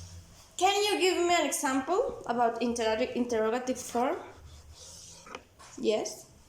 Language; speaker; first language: English; non-native, learner; Spanish